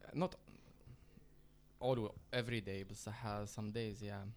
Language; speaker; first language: English; non-native, fluent; Arabic